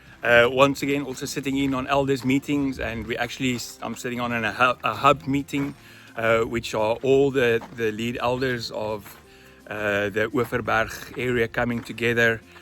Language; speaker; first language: English; non-native, local second language; Afrikaans